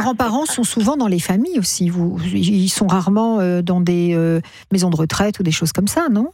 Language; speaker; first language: French; native; French